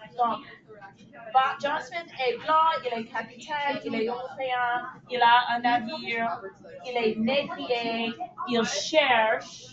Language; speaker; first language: French; non-native, fluent; English